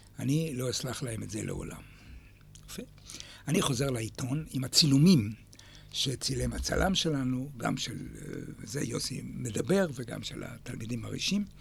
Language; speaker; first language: Hebrew; native; Hebrew